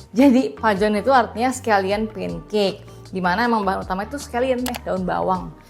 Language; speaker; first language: Indonesian; native; Indonesian